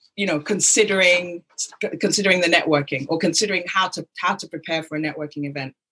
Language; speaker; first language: English; native; English